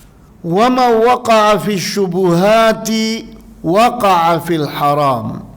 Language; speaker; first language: Arabic; non-native, fluent; Indonesian